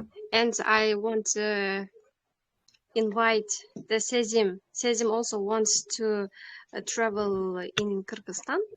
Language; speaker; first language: English; non-native, learner; Kyrgyz